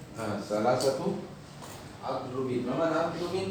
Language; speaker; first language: Arabic; non-native, fluent; Indonesian